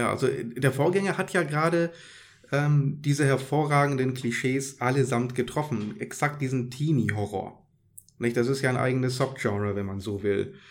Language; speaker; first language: German; native; German